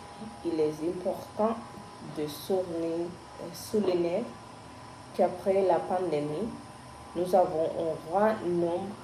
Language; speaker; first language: French; non-native, learner; Spanish